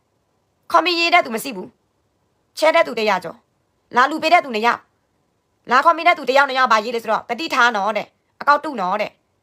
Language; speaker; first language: Burmese; non-native, local second language; S'gaw Karen